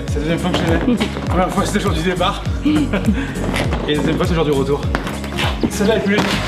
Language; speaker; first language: French; native; French